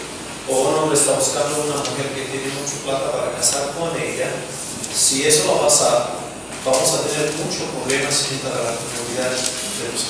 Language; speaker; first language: Spanish; non-native, fluent; Arabic